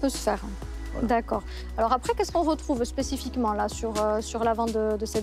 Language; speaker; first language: French; native; French